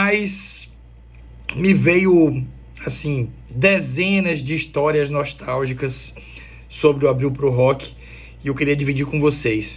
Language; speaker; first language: Portuguese; native; Portuguese